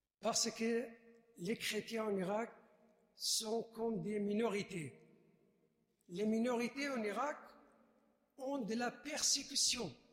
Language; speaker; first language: French; non-native, fluent; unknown